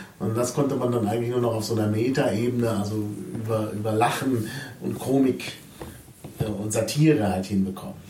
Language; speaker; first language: German; native; German